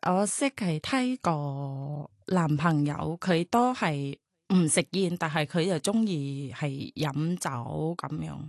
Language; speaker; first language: Cantonese; non-native, learner; Thai